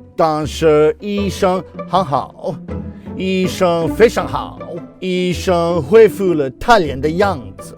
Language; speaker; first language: Chinese; non-native, learner; English